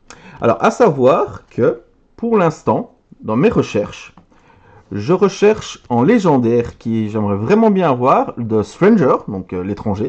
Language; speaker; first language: French; native; French